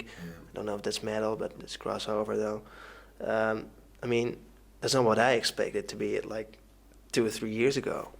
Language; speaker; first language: English; non-native, fluent; Dutch